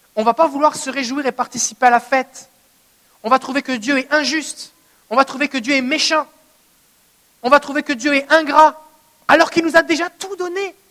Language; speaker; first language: French; native; French